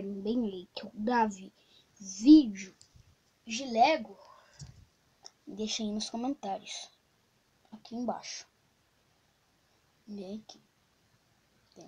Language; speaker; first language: Portuguese; native; Portuguese